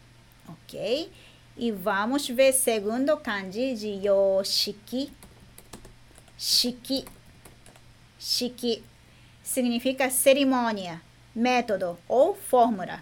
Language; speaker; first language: Portuguese; non-native, fluent; Japanese